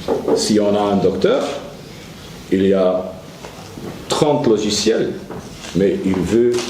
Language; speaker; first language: French; non-native, learner; Dutch